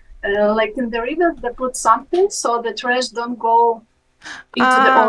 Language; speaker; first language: English; non-native, fluent; Ukrainian